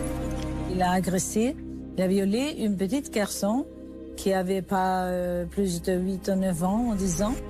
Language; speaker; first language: French; non-native, learner; Swedish